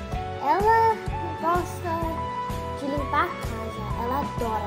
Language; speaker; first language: Portuguese; early bilingual, heritage; Portuguese